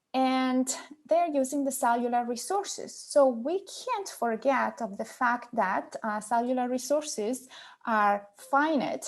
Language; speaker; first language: English; non-native, fluent; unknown